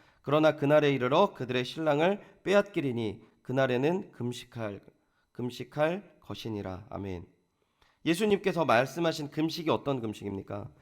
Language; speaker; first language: Korean; native; Korean